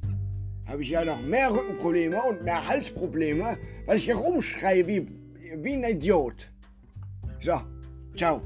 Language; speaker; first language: German; native; German